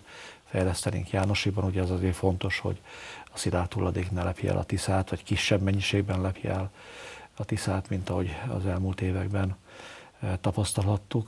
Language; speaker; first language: Hungarian; native; Hungarian